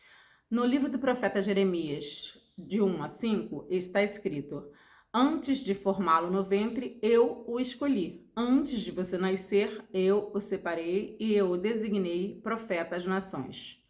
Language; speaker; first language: Portuguese; native; Portuguese